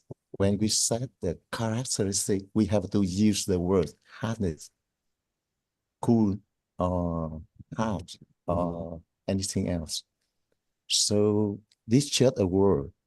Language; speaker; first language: English; non-native, learner; Vietnamese